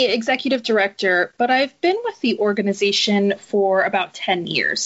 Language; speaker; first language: English; native; English